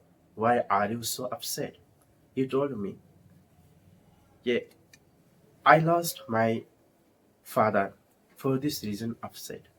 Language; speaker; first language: English; non-native, learner; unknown